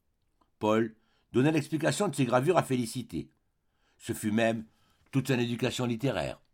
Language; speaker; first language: French; native; French